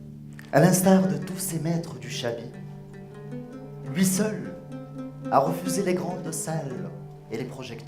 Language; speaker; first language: French; non-native, local second language; Arabic